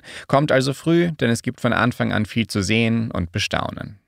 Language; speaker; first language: German; native; German